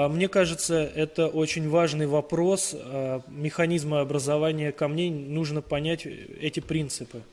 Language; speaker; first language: Russian; native; Russian